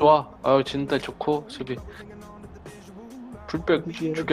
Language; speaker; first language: Korean; native; Korean